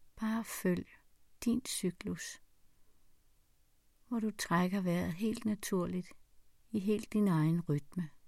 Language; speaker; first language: Danish; native; Danish